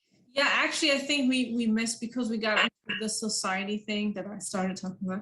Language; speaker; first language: English; non-native, fluent; German